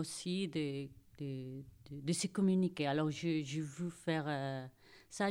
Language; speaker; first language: French; non-native, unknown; Spanish